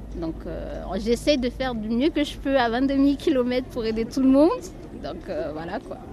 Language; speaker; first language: French; native; French